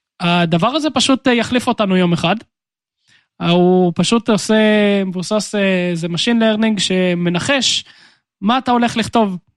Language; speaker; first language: Hebrew; native; Hebrew